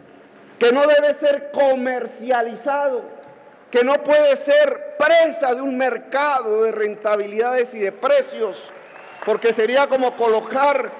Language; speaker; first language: Spanish; native; Spanish